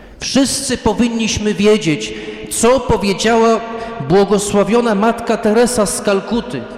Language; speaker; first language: Polish; early bilingual, heritage; Polish